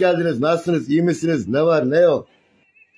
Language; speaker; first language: Turkish; native; Turkish